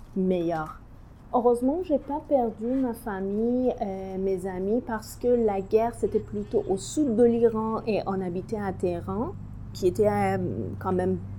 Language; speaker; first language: French; non-native, fluent; Persian